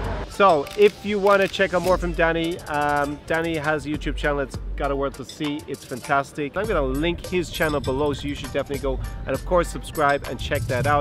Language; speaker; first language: English; native; English